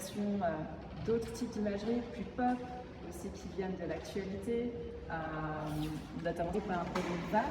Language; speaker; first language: French; native; French